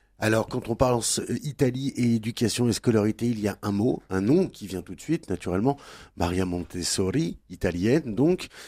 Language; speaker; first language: French; native; French